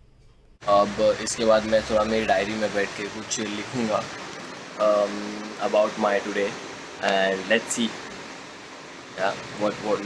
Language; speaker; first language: Hindi; native; Hindi